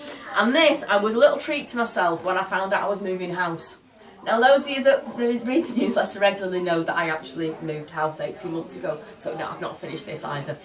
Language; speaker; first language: English; native; English